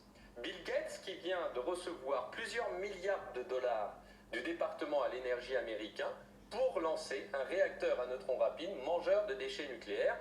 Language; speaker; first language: French; native; French